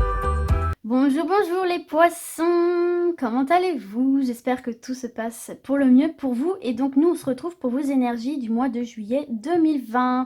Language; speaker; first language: French; native; French